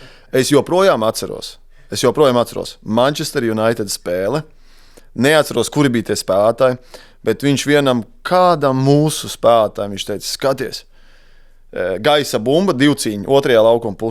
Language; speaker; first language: Latvian; native; Latvian